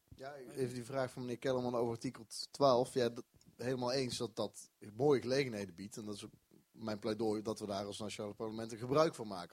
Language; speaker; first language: Dutch; native; Dutch